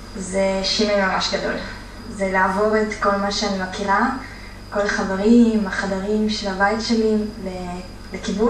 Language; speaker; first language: Hebrew; early bilingual, heritage; Hebrew